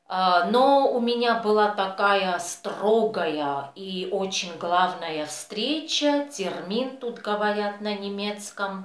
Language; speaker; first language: Russian; non-native, fluent; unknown